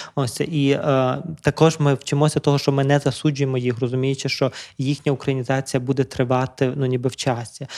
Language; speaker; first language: Ukrainian; native; Ukrainian